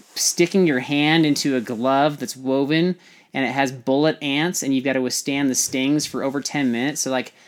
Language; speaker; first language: English; native; English